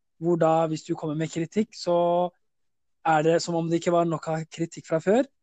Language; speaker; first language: Norwegian; early bilingual, other home language; Somali